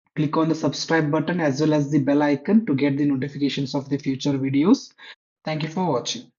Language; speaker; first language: English; non-native, local second language; Kannada